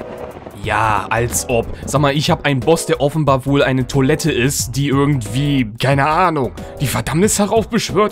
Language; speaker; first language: German; native; German